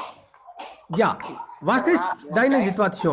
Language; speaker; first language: German; non-native, fluent; Hindi